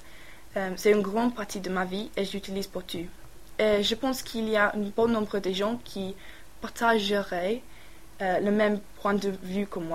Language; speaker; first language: French; non-native, learner; English